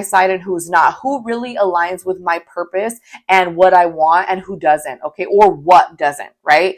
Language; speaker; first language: English; native; English